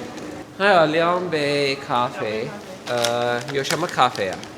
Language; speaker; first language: Chinese; non-native, learner; Turkish